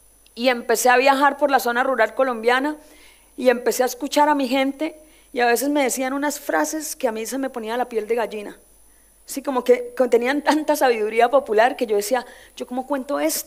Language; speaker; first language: Spanish; native; Spanish